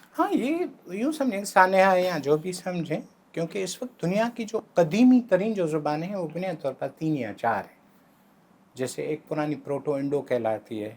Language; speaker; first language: Urdu; non-native, local second language; Sindhi